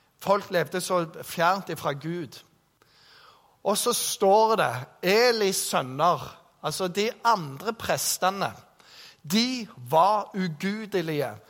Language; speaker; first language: Norwegian; native; Norwegian